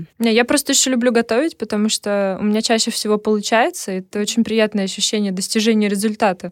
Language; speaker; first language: Russian; native; Russian